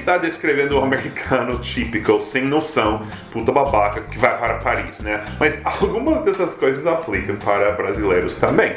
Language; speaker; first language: Portuguese; non-native, fluent; English